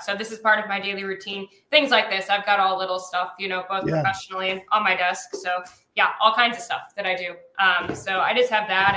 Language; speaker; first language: English; native; English